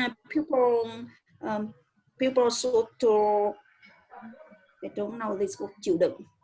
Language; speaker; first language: English; non-native, learner; Vietnamese